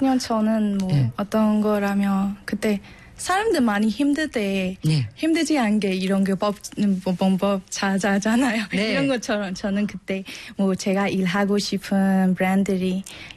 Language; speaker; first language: Korean; non-native, learner; Burmese